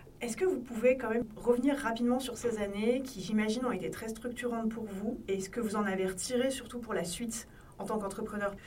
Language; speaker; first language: French; native; French